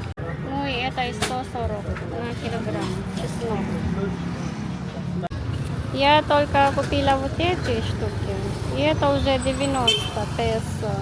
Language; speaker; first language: Russian; non-native, learner; Filipino